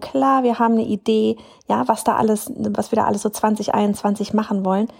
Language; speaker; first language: German; native; German